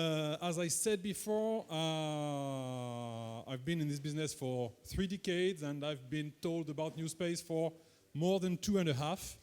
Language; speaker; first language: English; non-native, fluent; French